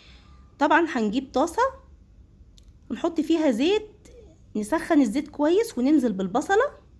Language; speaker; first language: Arabic; native; Arabic